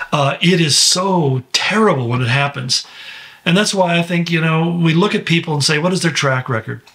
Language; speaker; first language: English; native; English